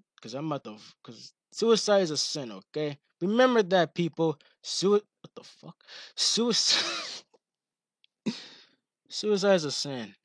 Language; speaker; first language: English; native; English